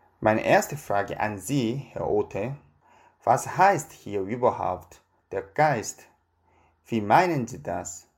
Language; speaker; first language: German; non-native, fluent; Korean